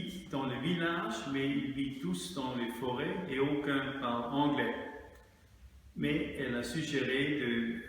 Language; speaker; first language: French; non-native, fluent; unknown